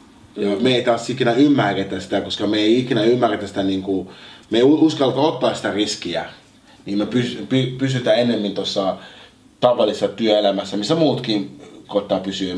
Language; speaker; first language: Finnish; early bilingual, other home language; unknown